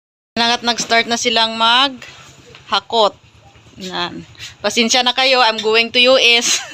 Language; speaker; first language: Filipino; non-native, local second language; Cebuano